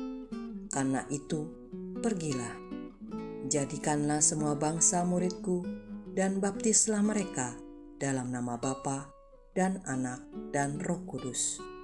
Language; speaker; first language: Indonesian; native; Indonesian